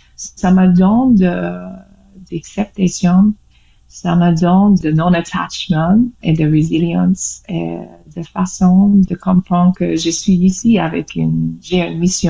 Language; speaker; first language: French; non-native, learner; English